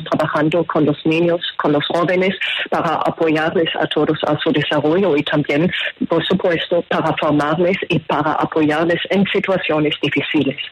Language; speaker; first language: Spanish; non-native, fluent; German